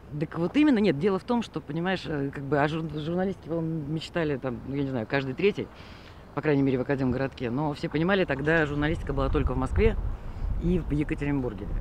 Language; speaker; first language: Russian; native; Russian